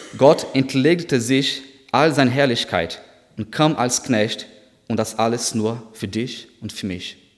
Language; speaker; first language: German; non-native, fluent; Portuguese